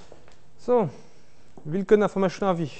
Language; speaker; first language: Norwegian; non-native, fluent; French